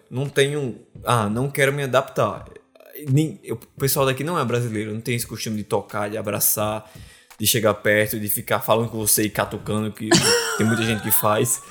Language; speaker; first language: Portuguese; native; Portuguese